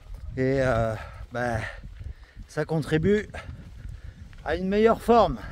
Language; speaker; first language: French; native; French